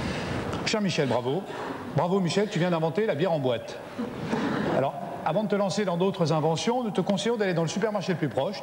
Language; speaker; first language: French; native; French